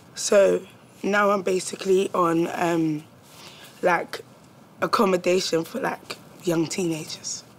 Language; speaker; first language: English; native; English